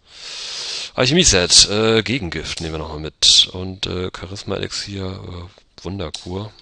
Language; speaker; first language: German; native; German